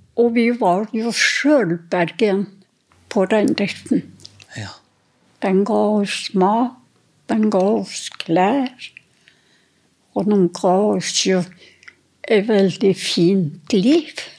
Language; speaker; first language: Norwegian; non-native, fluent; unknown